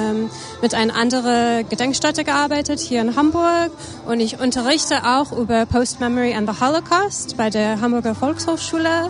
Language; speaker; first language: German; non-native, learner; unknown